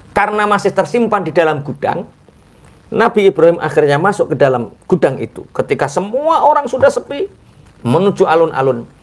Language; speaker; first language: Indonesian; non-native, local second language; Javanese